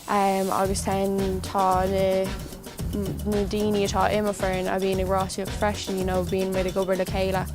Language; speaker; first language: Irish; non-native, local second language; English